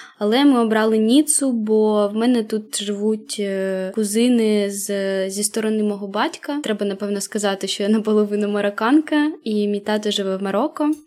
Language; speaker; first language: Ukrainian; native; Ukrainian